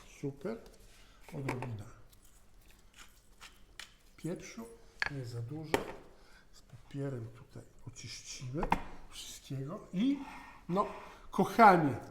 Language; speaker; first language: Polish; non-native, learner; Italian